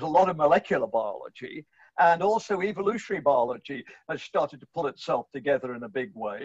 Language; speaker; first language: English; native; English